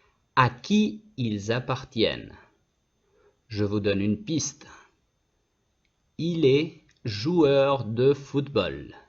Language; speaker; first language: French; non-native, fluent; Spanish